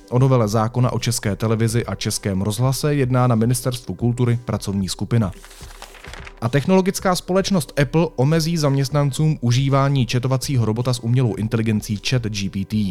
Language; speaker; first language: Czech; native; Czech